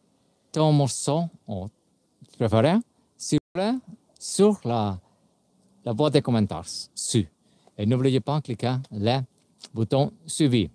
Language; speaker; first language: French; non-native, learner; Spanish